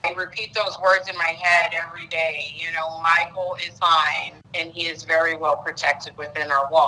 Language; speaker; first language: English; native; English